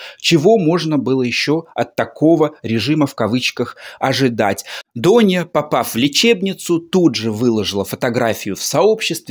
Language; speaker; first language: Russian; native; Russian